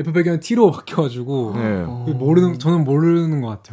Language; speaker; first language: Korean; native; Korean